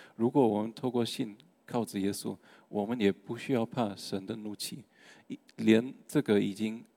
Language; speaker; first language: Chinese; non-native, fluent; German